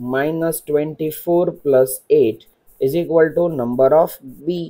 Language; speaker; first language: English; non-native, local second language; Marathi